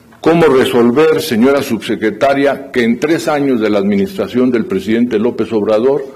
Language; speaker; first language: Spanish; native; Spanish